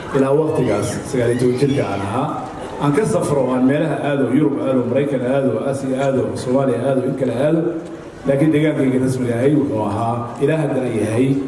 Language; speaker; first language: Somali; early bilingual, heritage; Somali